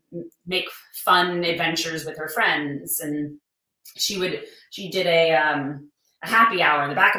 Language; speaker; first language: English; native; English